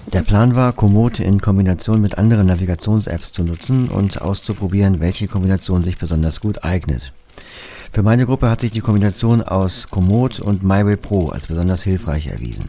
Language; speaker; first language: German; native; German